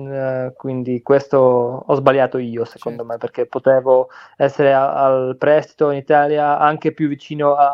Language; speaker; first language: Italian; non-native, learner; Czech